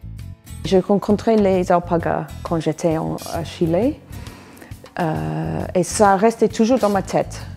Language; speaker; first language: French; non-native, fluent; English